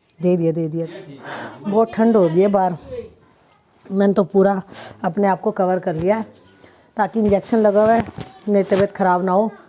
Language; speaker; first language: Hindi; non-native, local second language; Punjabi